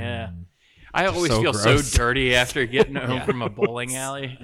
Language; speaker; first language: English; native; English